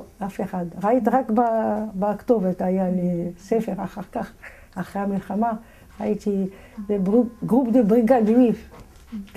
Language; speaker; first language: Hebrew; non-native, fluent; Arabic